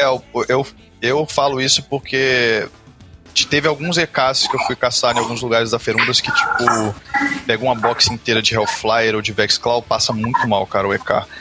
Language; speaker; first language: Portuguese; native; Portuguese